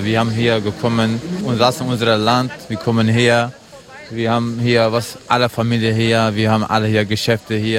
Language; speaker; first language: German; non-native, learner; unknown